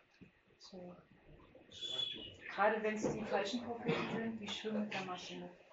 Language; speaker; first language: German; native; German